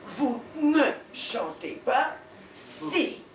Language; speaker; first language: French; non-native, learner; Russian